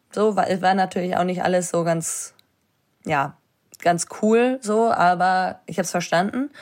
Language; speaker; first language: German; native; German